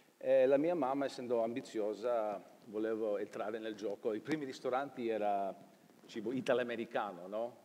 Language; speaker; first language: Italian; early bilingual, heritage; Italian